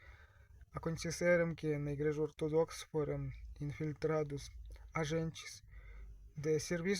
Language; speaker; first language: Portuguese; non-native, learner; Russian